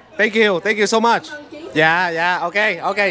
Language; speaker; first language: English; non-native, fluent; Vietnamese